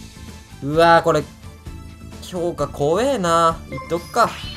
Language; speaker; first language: Japanese; native; Japanese